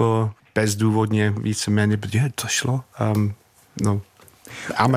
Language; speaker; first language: Czech; non-native, fluent; English